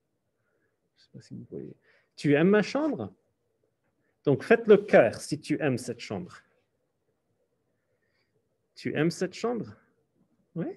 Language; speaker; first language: French; non-native, fluent; English